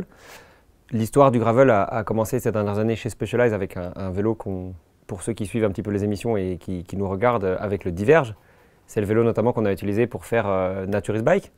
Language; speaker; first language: French; native; French